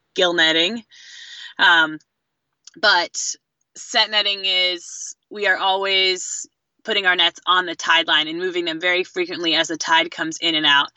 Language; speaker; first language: English; native; English